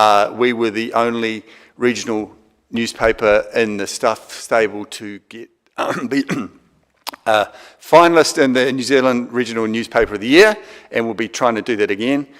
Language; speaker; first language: English; native; English